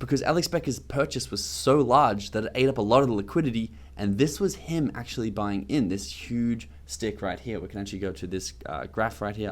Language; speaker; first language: English; native; English